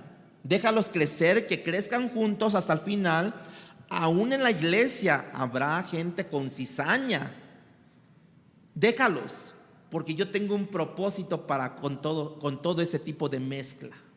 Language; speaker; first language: Spanish; native; Spanish